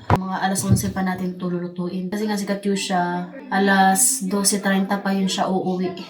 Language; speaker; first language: Filipino; non-native, local second language; Cebuano